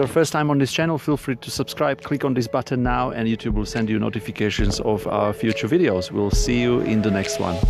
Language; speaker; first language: English; non-native, fluent; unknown